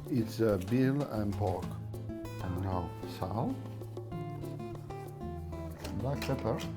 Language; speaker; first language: English; non-native, learner; Catalan